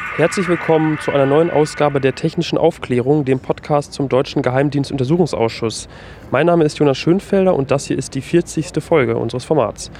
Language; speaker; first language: German; native; German